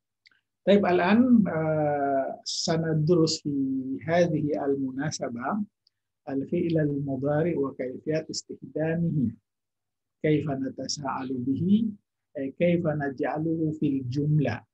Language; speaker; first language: Arabic; non-native, fluent; Indonesian